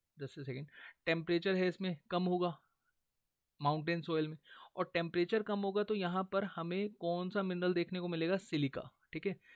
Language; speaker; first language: Hindi; native; Hindi